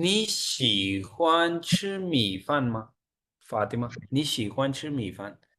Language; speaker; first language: Chinese; non-native, fluent; Urdu